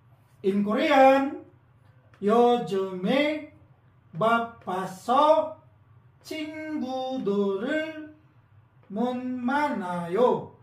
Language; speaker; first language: Korean; non-native, learner; Filipino